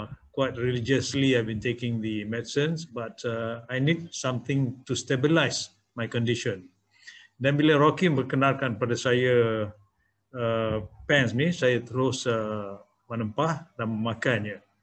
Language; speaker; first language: English; non-native, local second language; Malay